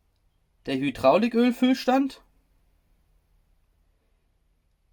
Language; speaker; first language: German; native; German